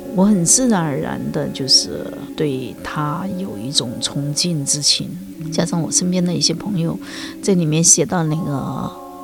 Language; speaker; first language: Chinese; native; Chinese